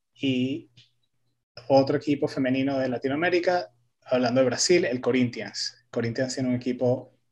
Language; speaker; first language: Spanish; early bilingual, heritage; Spanish